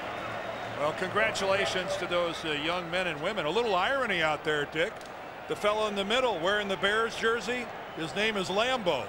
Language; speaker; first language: English; native; English